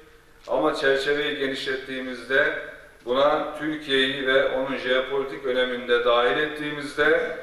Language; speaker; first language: Turkish; native; Turkish